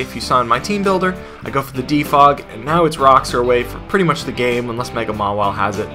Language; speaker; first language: English; native; English